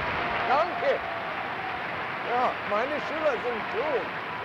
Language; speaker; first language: German; non-native, learner; English